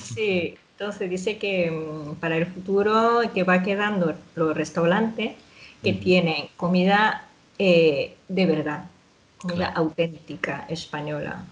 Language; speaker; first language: Spanish; non-native, fluent; Japanese